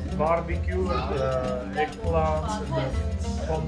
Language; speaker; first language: English; non-native, learner; Armenian